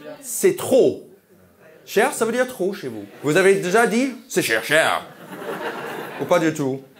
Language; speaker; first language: French; non-native, fluent; English